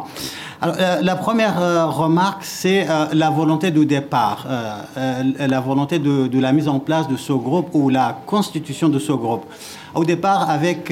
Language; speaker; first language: French; non-native, fluent; Kurdish